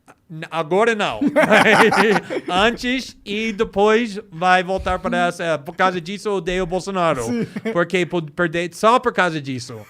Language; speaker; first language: Portuguese; non-native, fluent; English